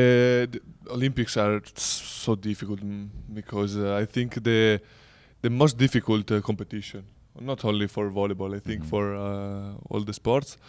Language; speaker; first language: English; non-native, learner; Italian